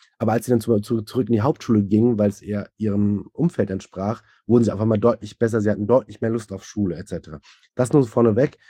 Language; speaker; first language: German; early bilingual, other home language; Turkish